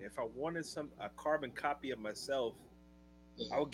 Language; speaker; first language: English; native; English